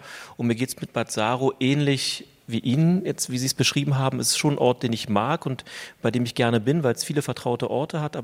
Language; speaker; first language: German; native; German